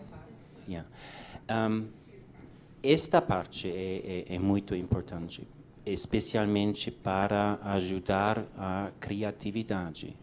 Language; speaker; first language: Portuguese; non-native, learner; English